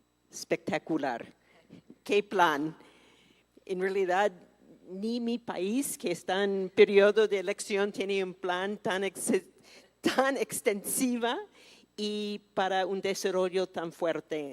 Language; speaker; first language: Spanish; non-native, fluent; English